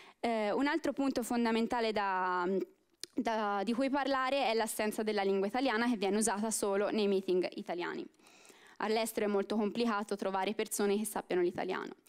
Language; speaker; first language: Italian; native; Italian